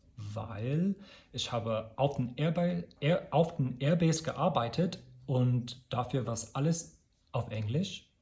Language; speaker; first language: German; non-native, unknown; English